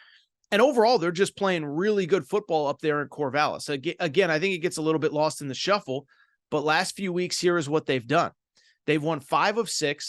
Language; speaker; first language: English; native; English